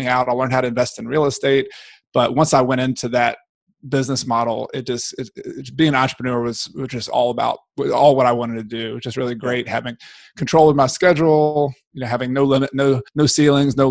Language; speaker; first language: English; native; English